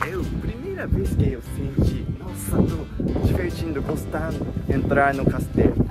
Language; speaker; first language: Portuguese; non-native, local second language; Japanese